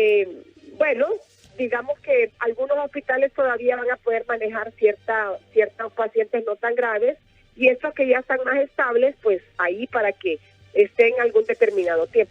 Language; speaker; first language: Spanish; native; Spanish